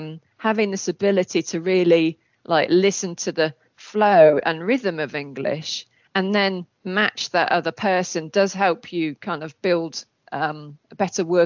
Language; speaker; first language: English; native; English